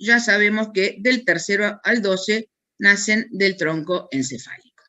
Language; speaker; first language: Spanish; native; Spanish